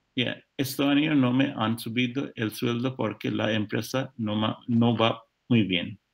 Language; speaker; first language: Spanish; non-native, learner; English